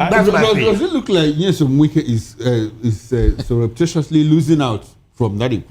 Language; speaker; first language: English; non-native, local second language; Igbo